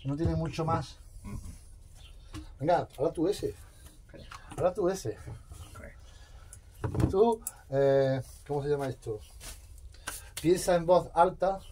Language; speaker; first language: Spanish; native; Spanish